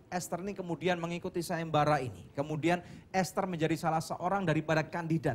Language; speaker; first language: Indonesian; native; Indonesian